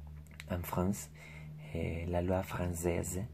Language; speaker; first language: French; non-native, learner; Spanish